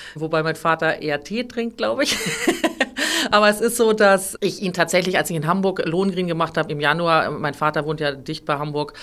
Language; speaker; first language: German; native; German